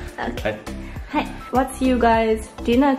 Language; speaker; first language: English; non-native, learner; Japanese